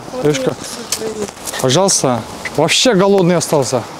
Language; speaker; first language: Russian; non-native, learner; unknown